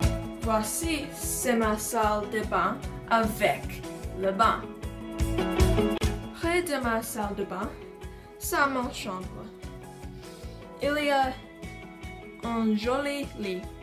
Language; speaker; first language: French; non-native, learner; English